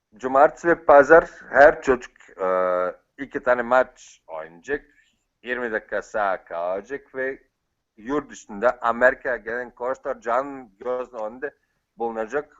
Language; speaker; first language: Turkish; non-native, fluent; Bosnian